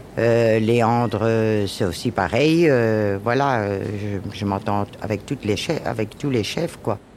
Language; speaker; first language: French; native; French